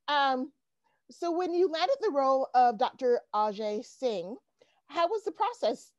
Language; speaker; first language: English; native; English